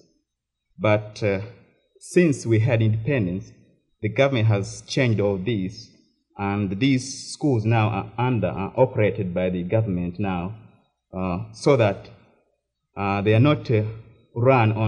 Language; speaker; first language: English; non-native, local second language; Ganda